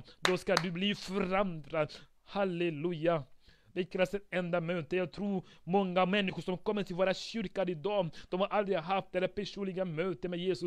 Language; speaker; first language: Swedish; non-native, fluent; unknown